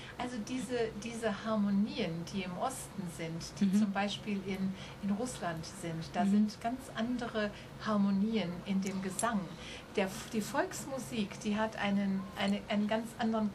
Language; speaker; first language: German; native; German